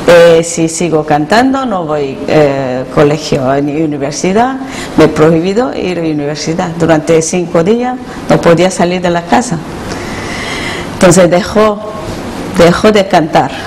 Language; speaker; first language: Spanish; non-native, learner; Korean